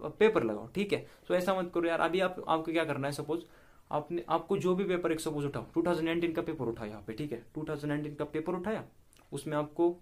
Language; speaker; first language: Hindi; non-native, local second language; Marathi